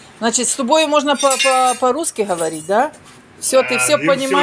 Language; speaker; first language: Russian; non-native, local second language; Ukrainian